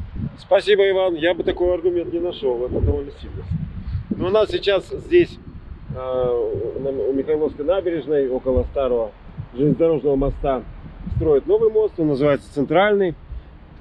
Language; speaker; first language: Russian; native; Russian